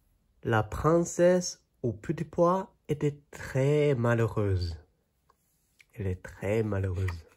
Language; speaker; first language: French; non-native, fluent; Chinese